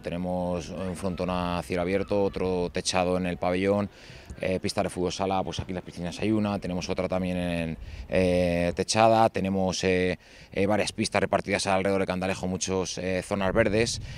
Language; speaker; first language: Spanish; native; Spanish